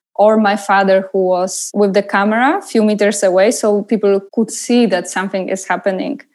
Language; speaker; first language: English; non-native, fluent; Polish